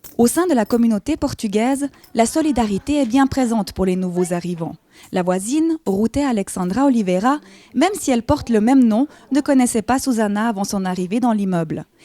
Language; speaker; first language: French; native; French